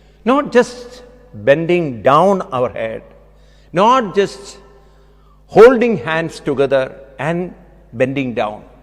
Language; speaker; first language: English; non-native, local second language; Malayalam